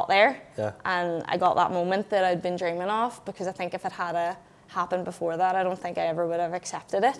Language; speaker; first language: English; native; English